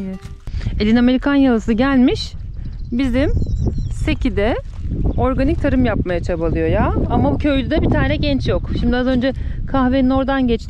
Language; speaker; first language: Turkish; native; Turkish